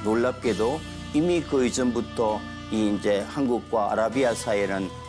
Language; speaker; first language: Korean; native; Korean